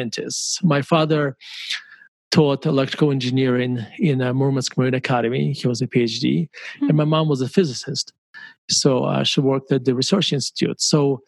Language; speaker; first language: English; non-native, fluent; Russian